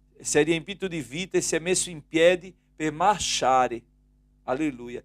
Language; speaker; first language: Italian; non-native, fluent; Portuguese